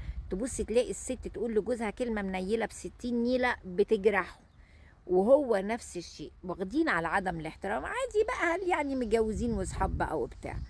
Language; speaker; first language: Arabic; native; Arabic